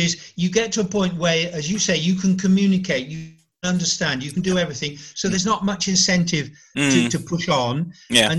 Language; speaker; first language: English; native; English